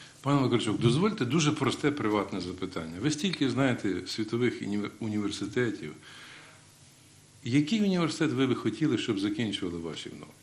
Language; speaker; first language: Ukrainian; native; Ukrainian